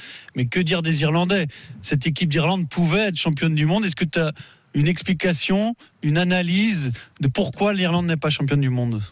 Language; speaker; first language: French; native; French